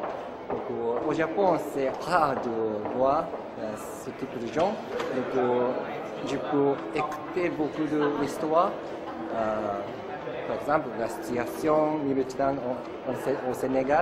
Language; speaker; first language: French; non-native, learner; Japanese